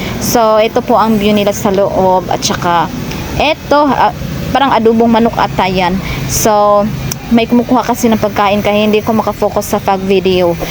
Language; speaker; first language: Filipino; non-native, local second language; Cebuano